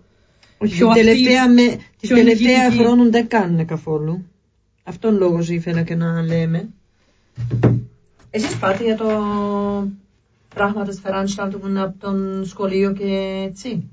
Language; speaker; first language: Greek; non-native, learner; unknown